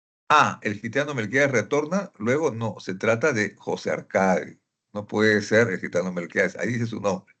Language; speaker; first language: Spanish; native; Spanish